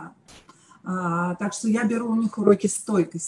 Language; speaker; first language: Russian; native; Russian